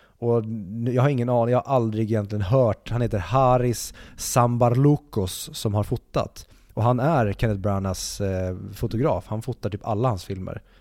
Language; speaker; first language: Swedish; native; Swedish